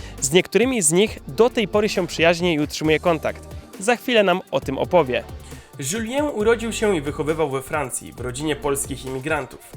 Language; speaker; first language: Polish; native; Polish